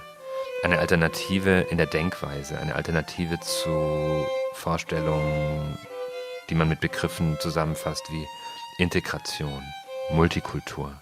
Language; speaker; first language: German; native; German